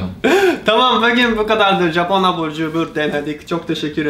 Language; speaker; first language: Turkish; non-native, learner; Japanese